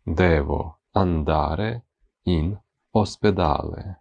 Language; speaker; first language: Italian; non-native, fluent; Ukrainian